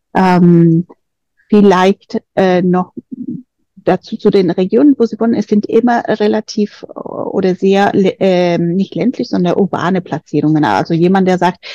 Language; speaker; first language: German; non-native, fluent; Spanish